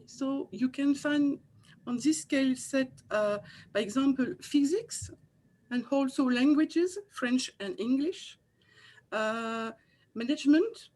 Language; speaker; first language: English; non-native, fluent; French